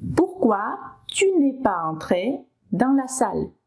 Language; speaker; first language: French; non-native, fluent; Ukrainian